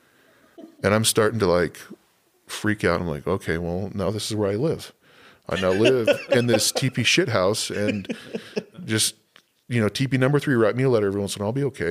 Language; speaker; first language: English; native; English